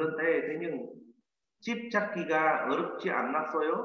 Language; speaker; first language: Korean; non-native, fluent; Vietnamese